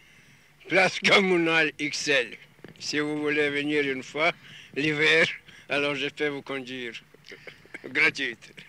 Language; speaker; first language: French; non-native, learner; Russian